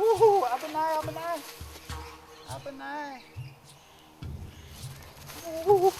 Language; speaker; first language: Japanese; non-native, learner; English